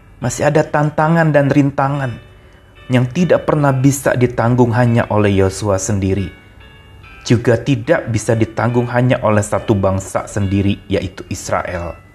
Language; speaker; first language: Indonesian; native; Indonesian